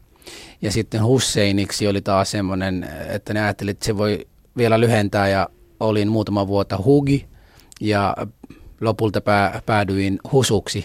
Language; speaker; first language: Finnish; non-native, fluent; Somali